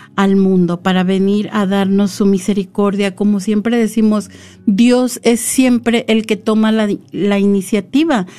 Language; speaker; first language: Spanish; native; Spanish